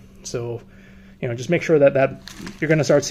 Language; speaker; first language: English; native; English